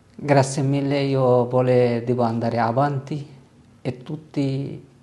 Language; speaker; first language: Italian; non-native, learner; Bangla